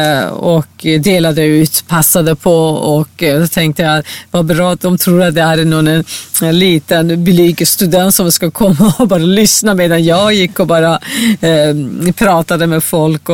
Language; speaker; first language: Swedish; non-native, fluent; Persian